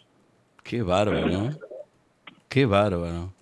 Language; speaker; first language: Spanish; native; Spanish